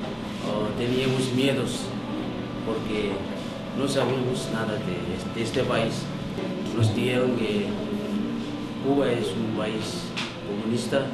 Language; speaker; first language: Spanish; non-native, learner; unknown